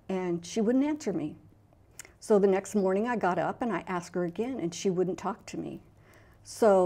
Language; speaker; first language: English; native; English